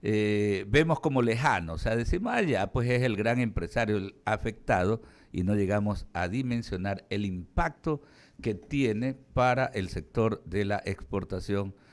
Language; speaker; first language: Spanish; native; Spanish